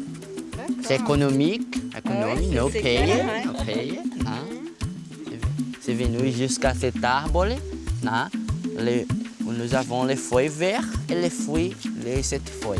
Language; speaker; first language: French; non-native, learner; Portuguese